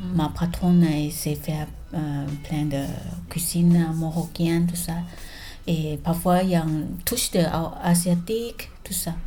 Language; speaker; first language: French; non-native, learner; Thai